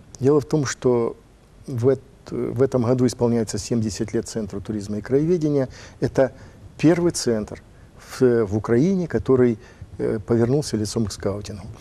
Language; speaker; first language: Russian; native; Russian